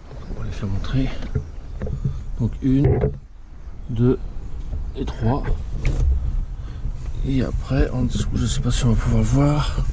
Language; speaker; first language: French; native; French